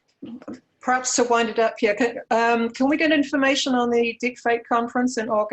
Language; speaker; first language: English; native; English